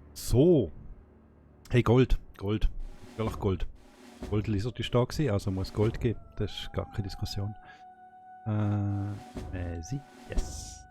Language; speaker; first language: German; native; German